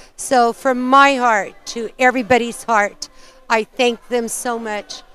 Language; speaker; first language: English; early bilingual, other home language; Portuguese